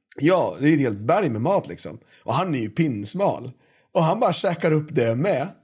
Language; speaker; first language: Swedish; native; Swedish